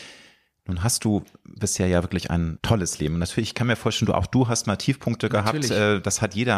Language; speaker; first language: German; native; German